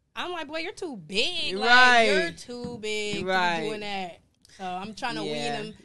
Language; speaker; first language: English; native; English